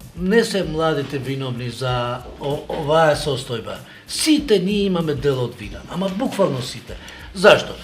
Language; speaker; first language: Macedonian; non-native, local second language; Albanian